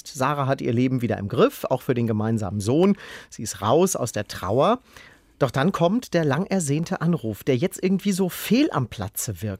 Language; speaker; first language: German; native; German